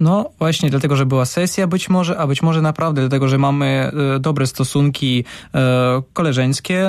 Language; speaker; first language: Polish; non-native, fluent; Ukrainian